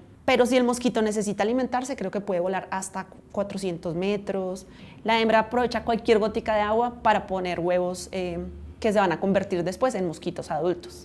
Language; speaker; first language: Spanish; native; Spanish